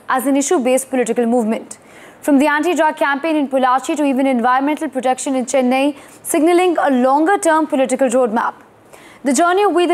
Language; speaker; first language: English; non-native, local second language; Punjabi